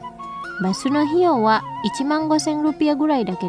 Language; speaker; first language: Japanese; non-native, fluent; Indonesian